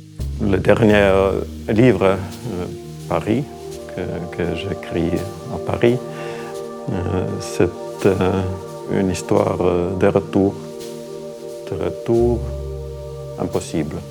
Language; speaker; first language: French; non-native, fluent; Estonian